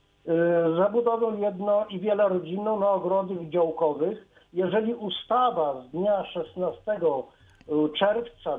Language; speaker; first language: Polish; native; Polish